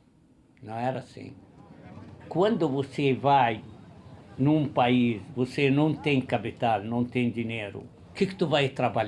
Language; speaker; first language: Portuguese; non-native, fluent; Arabic